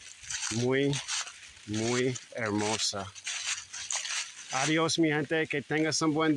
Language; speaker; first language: Spanish; non-native, learner; English